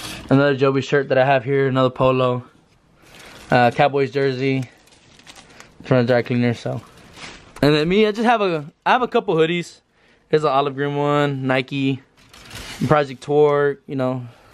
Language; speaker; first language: English; early bilingual, other home language; Spanish